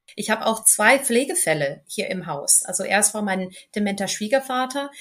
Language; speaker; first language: German; non-native, fluent; English